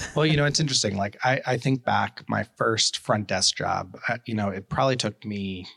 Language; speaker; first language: English; native; English